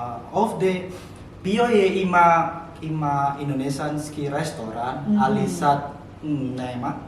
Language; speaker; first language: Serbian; non-native, learner; Indonesian